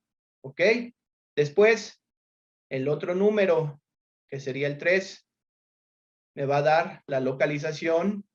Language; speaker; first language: Spanish; native; Spanish